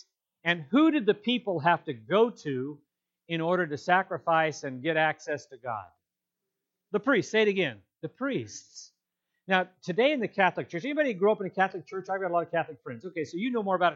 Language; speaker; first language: English; native; English